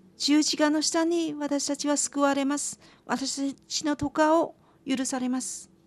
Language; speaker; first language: Japanese; non-native, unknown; Chinese